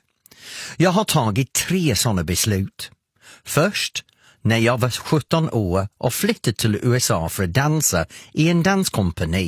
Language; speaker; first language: Swedish; non-native, fluent; English